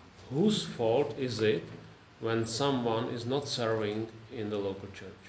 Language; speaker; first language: English; non-native, fluent; Czech